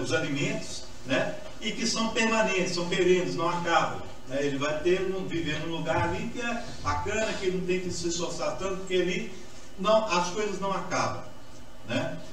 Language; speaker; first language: Portuguese; native; Portuguese